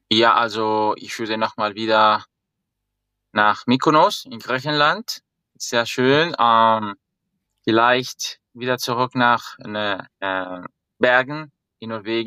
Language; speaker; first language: German; non-native, fluent; Spanish